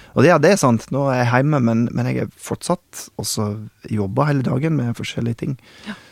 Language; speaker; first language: Norwegian; non-native, fluent; English